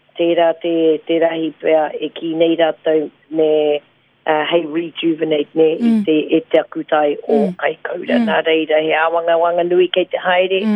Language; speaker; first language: Māori; non-native, local second language; English